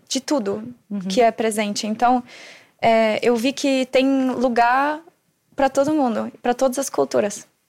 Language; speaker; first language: Portuguese; non-native, fluent; German